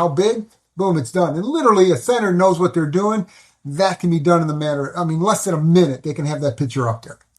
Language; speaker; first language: English; native; English